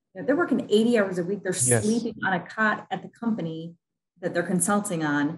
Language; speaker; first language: English; native; English